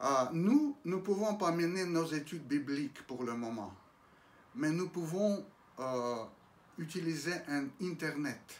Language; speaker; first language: French; non-native, fluent; Russian